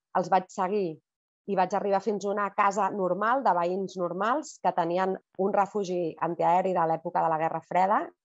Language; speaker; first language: Catalan; native; Catalan